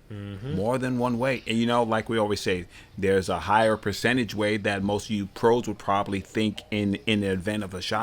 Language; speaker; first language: English; native; English